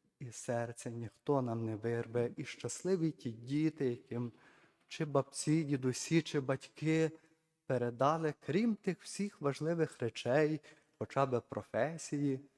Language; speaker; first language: Ukrainian; native; Ukrainian